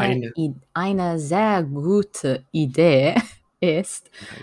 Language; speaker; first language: German; non-native, learner; French